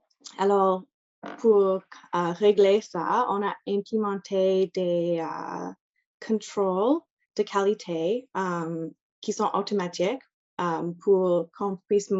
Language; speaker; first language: French; non-native, local second language; English